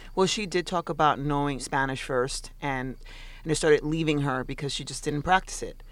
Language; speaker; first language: English; early bilingual, other home language; Spanish